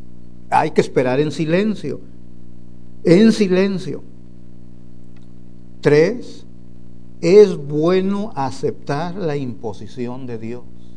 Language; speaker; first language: Spanish; native; Spanish